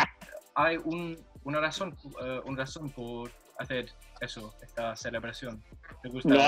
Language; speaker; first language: Spanish; non-native, learner; English